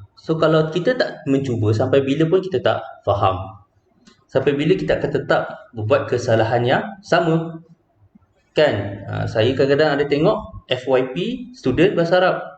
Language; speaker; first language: Malay; native; Malay